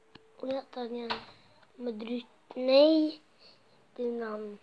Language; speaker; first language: Swedish; non-native, local second language; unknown